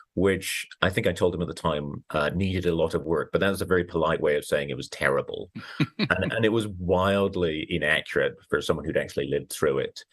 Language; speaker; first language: English; native; English